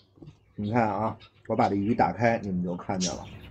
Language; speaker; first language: Chinese; native; Chinese